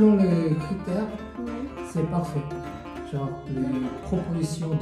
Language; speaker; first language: French; non-native, fluent; Korean